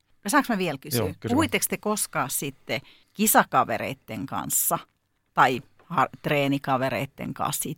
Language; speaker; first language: Finnish; native; Finnish